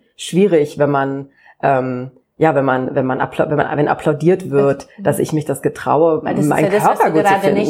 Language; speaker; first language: German; native; German